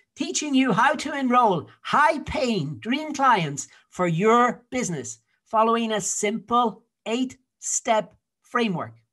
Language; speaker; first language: English; native; English